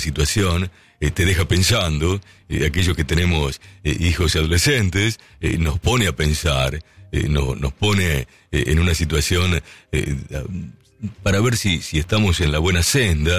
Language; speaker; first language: Spanish; native; Spanish